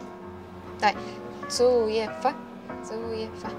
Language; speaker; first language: Russian; native; Russian